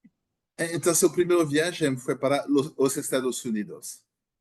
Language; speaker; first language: Portuguese; non-native, learner; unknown